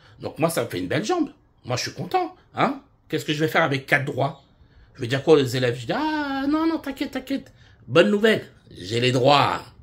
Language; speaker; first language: French; native; French